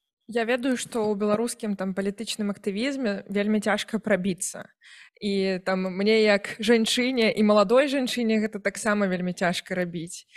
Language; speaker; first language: Belarusian; native; Belarusian